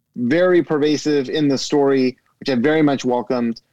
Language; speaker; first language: English; native; English